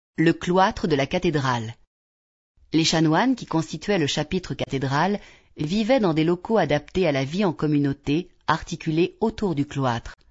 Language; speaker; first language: French; native; French